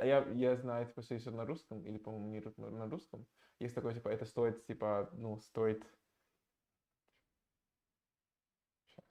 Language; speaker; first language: Russian; non-native, fluent; English